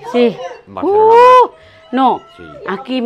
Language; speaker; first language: Spanish; non-native, learner; Indonesian